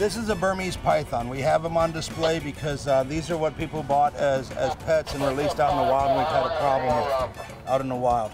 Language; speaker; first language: English; native; English